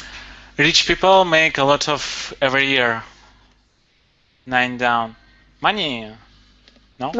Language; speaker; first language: English; non-native, learner; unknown